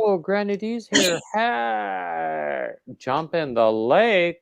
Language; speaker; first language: English; native; English